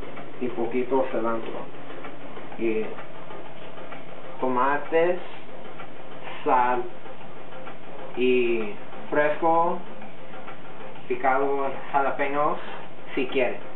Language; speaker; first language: Spanish; non-native, learner; English